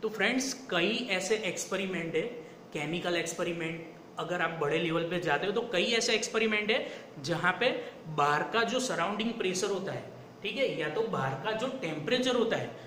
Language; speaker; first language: Hindi; non-native, local second language; Gujarati